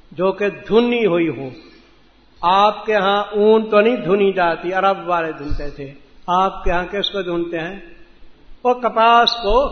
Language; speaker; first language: Urdu; native; Urdu